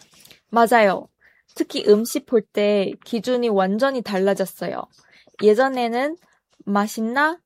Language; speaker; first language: Korean; non-native, fluent; Chinese